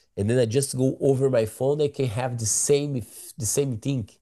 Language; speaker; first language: English; non-native, learner; Portuguese